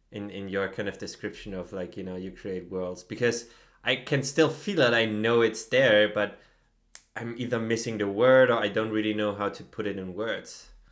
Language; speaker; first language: English; non-native, fluent; German